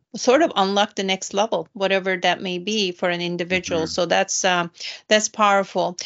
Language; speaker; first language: English; non-native, fluent; Turkish